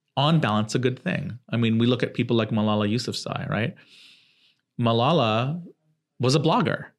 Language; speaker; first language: English; native; English